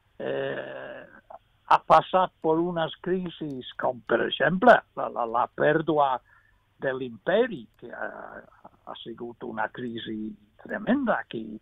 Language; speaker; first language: Catalan; non-native, fluent; English